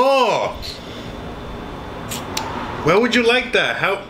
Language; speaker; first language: English; native; English